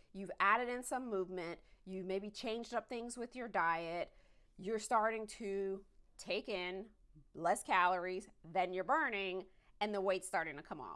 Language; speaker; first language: English; native; English